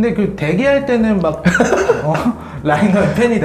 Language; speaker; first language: Korean; native; Korean